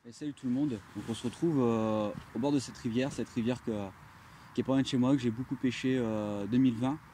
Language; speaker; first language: French; native; French